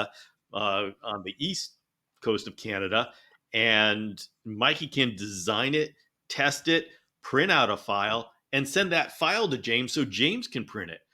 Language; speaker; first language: English; native; English